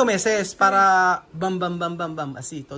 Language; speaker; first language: Spanish; non-native, learner; Filipino